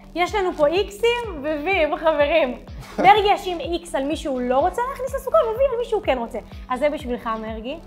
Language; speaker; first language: Hebrew; native; Hebrew